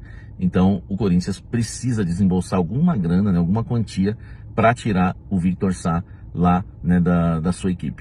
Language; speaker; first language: Portuguese; native; Portuguese